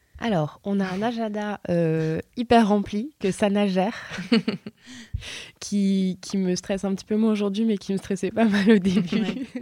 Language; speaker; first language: French; native; French